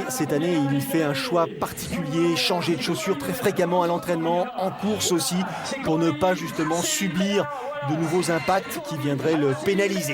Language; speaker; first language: French; native; French